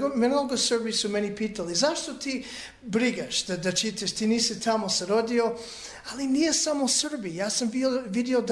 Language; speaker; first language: Serbian; early bilingual, other home language; English